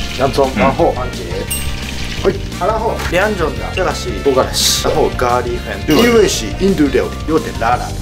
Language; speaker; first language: Chinese; non-native, learner; Japanese